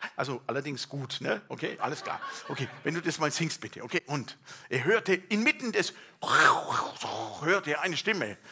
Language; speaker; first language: German; native; German